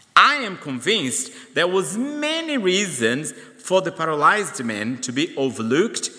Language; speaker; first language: English; non-native, fluent; Portuguese